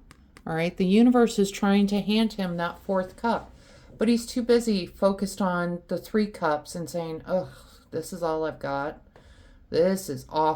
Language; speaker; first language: English; native; English